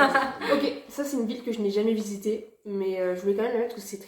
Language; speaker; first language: French; native; French